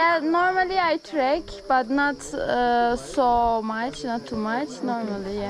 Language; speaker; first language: English; non-native, learner; Turkish